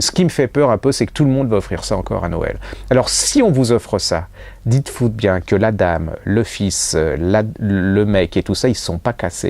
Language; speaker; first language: French; native; French